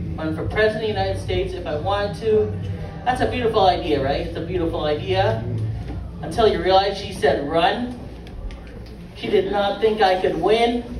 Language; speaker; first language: English; native; English